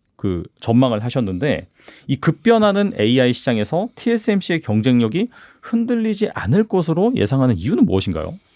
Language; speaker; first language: Korean; native; Korean